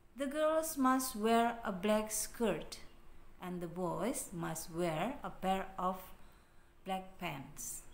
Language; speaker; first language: English; non-native, fluent; Indonesian